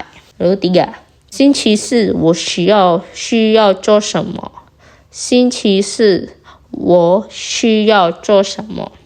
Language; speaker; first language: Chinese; non-native, fluent; Indonesian